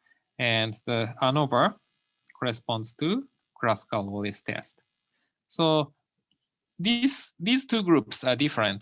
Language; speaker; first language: English; non-native, fluent; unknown